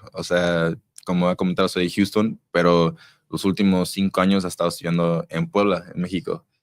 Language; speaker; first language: Spanish; early bilingual, heritage; Spanish